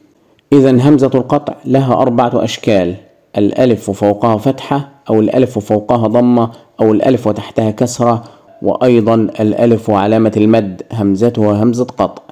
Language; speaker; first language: Arabic; native; Arabic